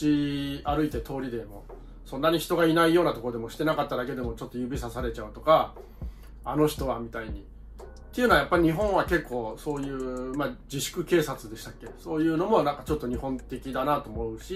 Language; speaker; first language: Japanese; native; Japanese